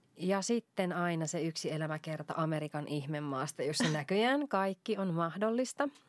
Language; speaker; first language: Finnish; native; Finnish